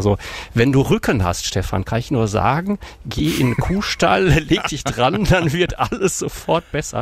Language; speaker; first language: German; native; German